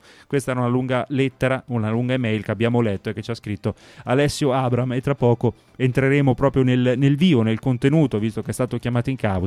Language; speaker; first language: Italian; native; Italian